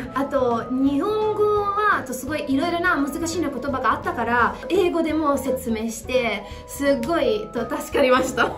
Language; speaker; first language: Japanese; non-native, learner; Italian